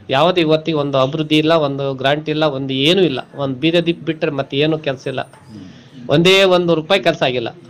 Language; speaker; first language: Kannada; non-native, local second language; Telugu